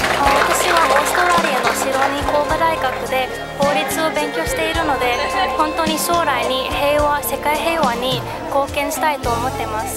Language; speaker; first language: Japanese; non-native, learner; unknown